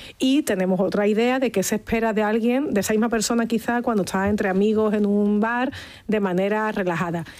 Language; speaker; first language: Spanish; native; Spanish